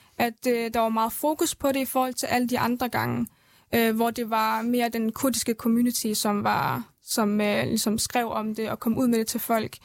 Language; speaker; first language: Danish; early bilingual, other home language; Central Kurdish